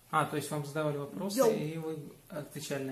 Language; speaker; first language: Russian; native; Russian